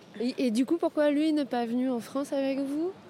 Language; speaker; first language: French; native; French